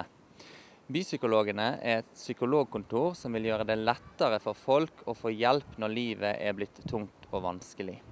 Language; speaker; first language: Norwegian; native; Norwegian